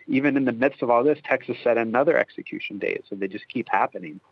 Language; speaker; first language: English; native; English